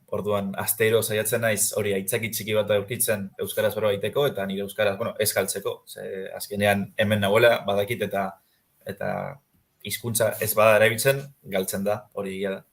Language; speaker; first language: Basque; non-native, fluent; Spanish